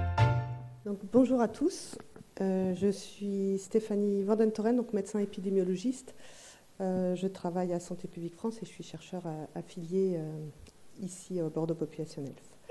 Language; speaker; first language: French; native; French